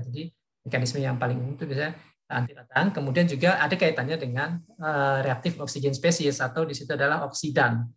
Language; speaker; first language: Indonesian; native; Indonesian